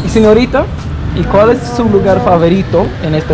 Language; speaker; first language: Spanish; non-native, learner; English